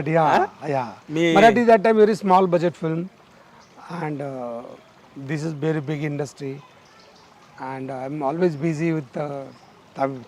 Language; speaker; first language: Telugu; non-native, learner; Marathi